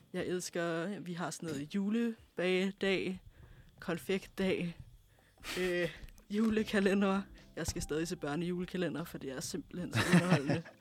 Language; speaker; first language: Danish; native; Danish